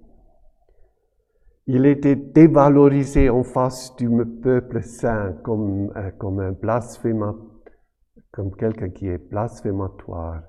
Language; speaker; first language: French; non-native, fluent; German